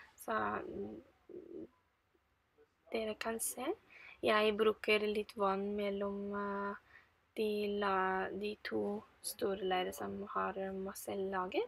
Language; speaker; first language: Norwegian; non-native, fluent; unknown